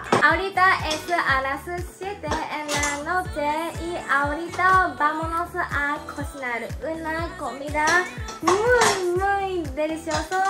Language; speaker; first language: Spanish; non-native, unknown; Japanese